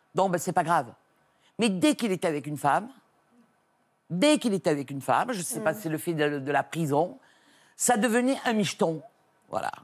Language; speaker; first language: French; native; French